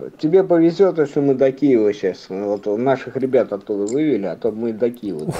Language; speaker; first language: Russian; native; Russian